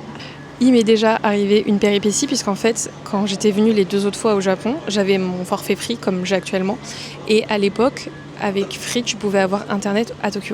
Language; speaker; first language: French; native; French